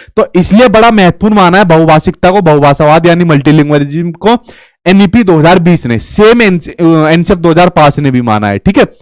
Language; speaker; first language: Hindi; native; Hindi